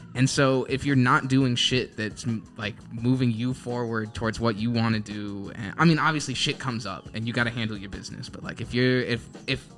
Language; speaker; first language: English; native; English